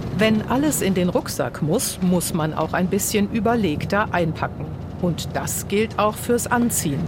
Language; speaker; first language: German; native; German